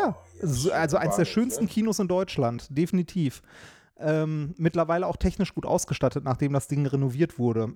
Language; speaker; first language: German; native; German